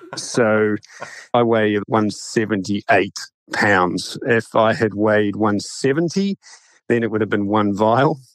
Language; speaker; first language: English; native; English